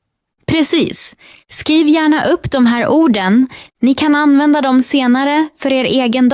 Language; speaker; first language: Swedish; non-native, fluent; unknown